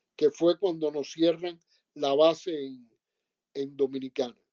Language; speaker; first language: Spanish; native; Spanish